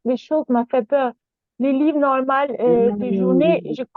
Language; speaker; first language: French; non-native, learner; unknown